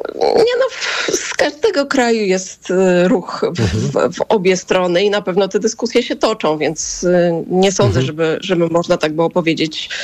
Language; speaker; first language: Polish; native; Polish